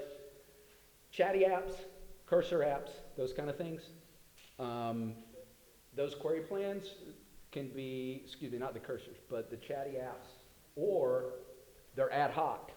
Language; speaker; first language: English; native; English